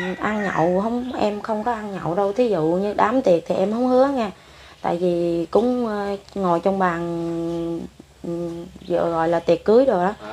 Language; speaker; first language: Vietnamese; non-native, local second language; Khmer